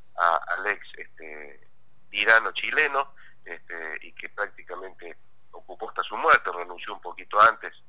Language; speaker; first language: Spanish; native; Spanish